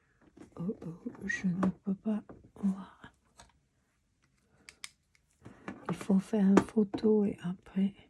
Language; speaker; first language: French; non-native, learner; Chinese